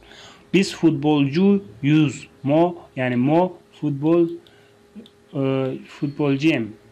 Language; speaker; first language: Turkish; non-native, fluent; Tajik